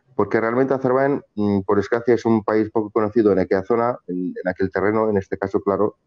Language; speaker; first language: Spanish; non-native, fluent; Azerbaijani